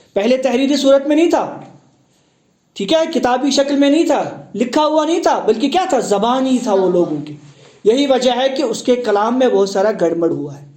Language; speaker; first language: Urdu; non-native, local second language; Kashmiri